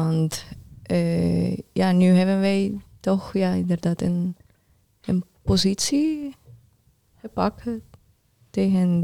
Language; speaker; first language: Dutch; non-native, learner; Spanish